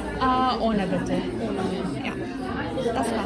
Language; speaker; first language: German; non-native, learner; Korean